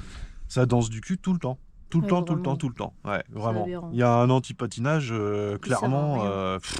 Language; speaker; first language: French; native; French